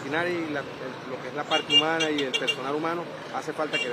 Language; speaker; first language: Spanish; native; Spanish